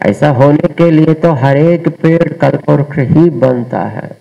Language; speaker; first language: Hindi; non-native, local second language; Telugu